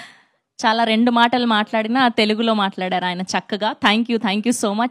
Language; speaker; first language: Telugu; native; Telugu